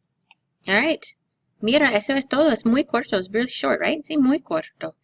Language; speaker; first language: Spanish; non-native, fluent; English